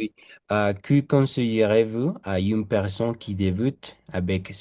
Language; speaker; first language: French; non-native, fluent; Spanish